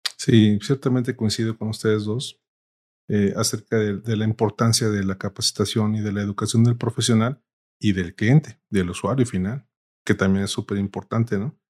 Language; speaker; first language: Spanish; native; Spanish